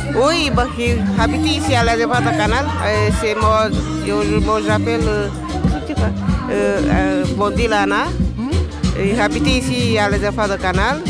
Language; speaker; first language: French; non-native, learner; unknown